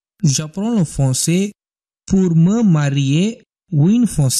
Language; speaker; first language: French; non-native, learner; Tamil